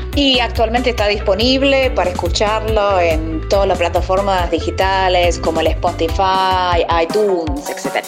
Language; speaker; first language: Spanish; non-native, fluent; English